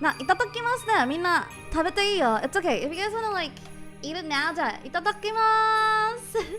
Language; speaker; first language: Japanese; non-native, learner; English